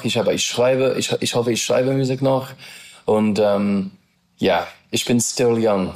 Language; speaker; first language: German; non-native, learner; English